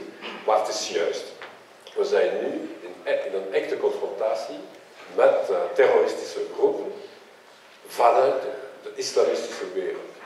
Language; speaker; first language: Dutch; non-native, local second language; French